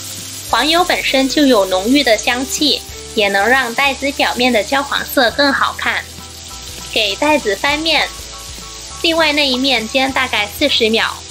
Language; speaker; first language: Chinese; native; Chinese